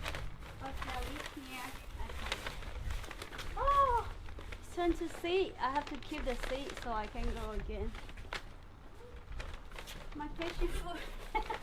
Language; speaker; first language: English; non-native, learner; Thai